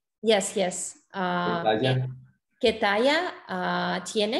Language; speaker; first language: Spanish; non-native, learner; English